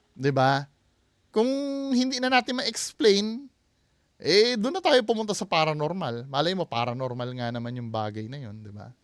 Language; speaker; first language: Filipino; native; Filipino